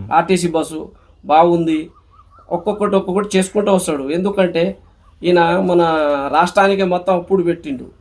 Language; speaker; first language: Telugu; non-native, local second language; Lambadi